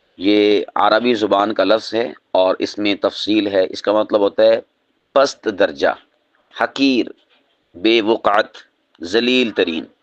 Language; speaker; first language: Urdu; native; Urdu